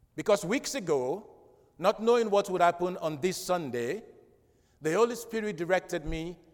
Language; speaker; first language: English; non-native, local second language; Krio